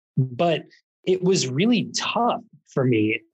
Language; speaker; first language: English; native; English